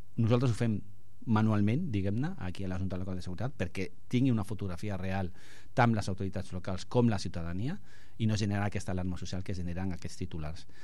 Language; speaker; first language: Catalan; non-native, local second language; Spanish